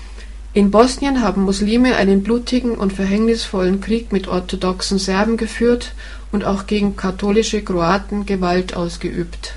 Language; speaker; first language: German; native; German